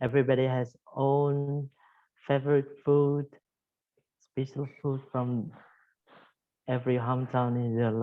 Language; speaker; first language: English; non-native, fluent; Indonesian